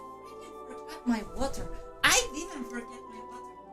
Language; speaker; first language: English; non-native, fluent; Spanish